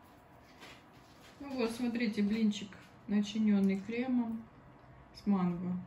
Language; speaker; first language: Russian; native; Russian